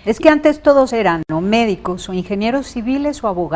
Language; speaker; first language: Spanish; native; Spanish